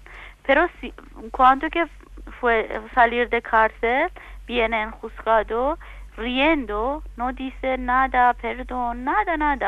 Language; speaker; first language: Spanish; non-native, learner; Persian